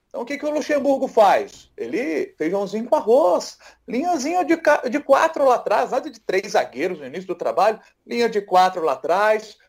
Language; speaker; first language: Portuguese; native; Portuguese